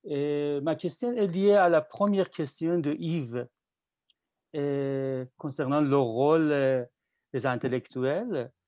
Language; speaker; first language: French; non-native, fluent; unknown